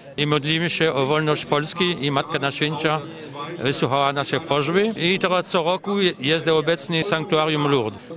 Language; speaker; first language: Polish; early bilingual, heritage; Polish